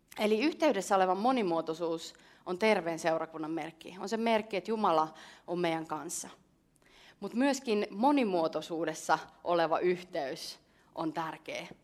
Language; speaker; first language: Finnish; native; Finnish